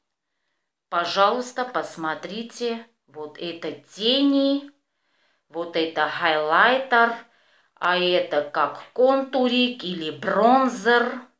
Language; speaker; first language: Russian; non-native, fluent; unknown